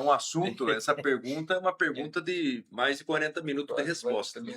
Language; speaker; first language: Portuguese; native; Portuguese